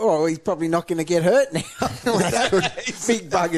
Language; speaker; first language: English; native; English